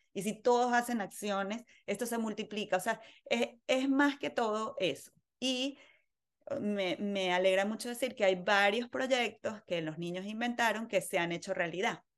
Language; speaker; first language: Spanish; native; Spanish